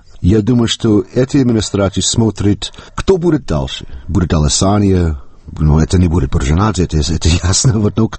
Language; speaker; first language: Russian; non-native, fluent; English